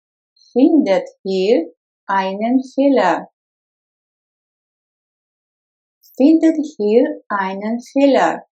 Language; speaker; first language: German; non-native, fluent; Russian